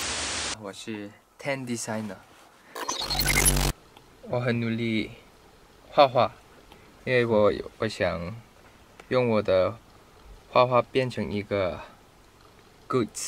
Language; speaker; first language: Chinese; non-native, fluent; Thai